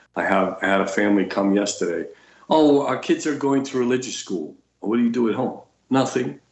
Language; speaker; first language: English; early bilingual, other home language; Russian